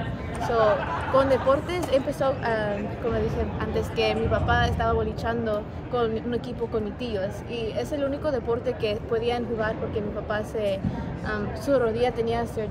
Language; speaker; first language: Spanish; early bilingual, heritage; Spanish